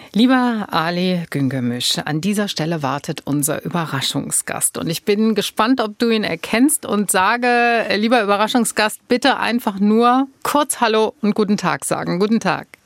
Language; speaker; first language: German; native; German